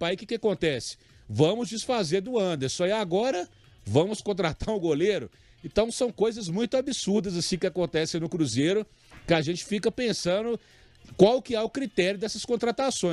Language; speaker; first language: Portuguese; native; Portuguese